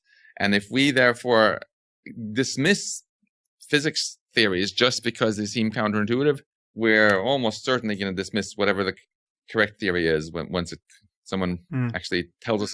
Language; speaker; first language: English; non-native, fluent; Swedish